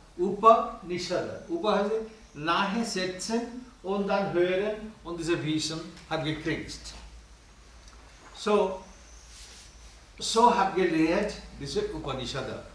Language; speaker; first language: German; non-native, learner; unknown